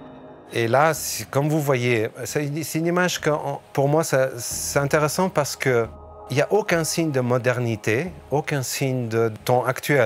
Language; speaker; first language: French; early bilingual, other home language; Persian